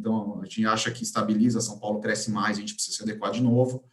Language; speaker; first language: Portuguese; native; Portuguese